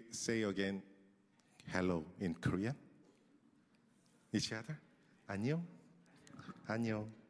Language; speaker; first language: English; non-native, learner; Korean